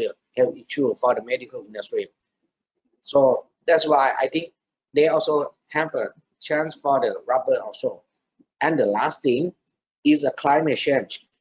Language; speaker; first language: English; non-native, learner; Thai